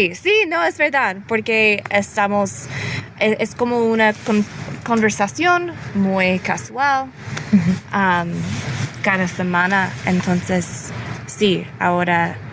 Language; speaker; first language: Spanish; early bilingual, heritage; English